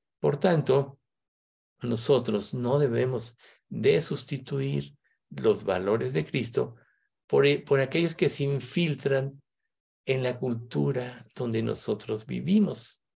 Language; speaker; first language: Spanish; native; Spanish